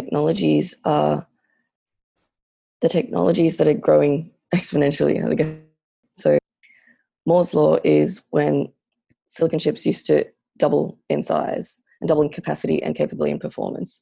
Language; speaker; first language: English; non-native, local second language; Filipino